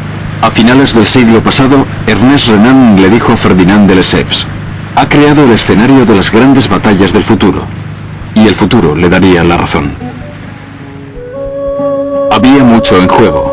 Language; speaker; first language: Spanish; native; Spanish